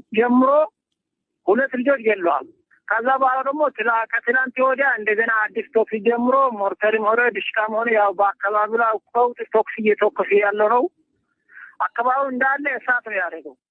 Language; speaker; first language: Amharic; non-native, local second language; Afar